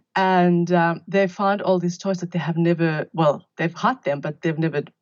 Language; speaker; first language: English; non-native, fluent; Finnish